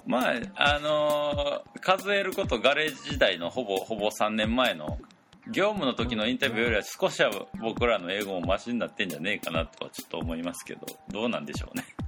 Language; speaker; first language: Japanese; native; Japanese